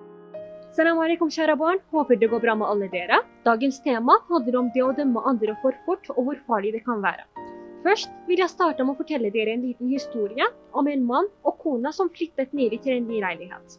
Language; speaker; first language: Norwegian; non-native, fluent; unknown